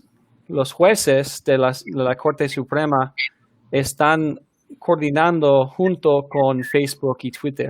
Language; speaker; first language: Spanish; non-native, fluent; English